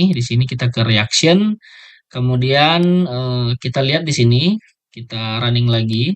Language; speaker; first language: Indonesian; native; Indonesian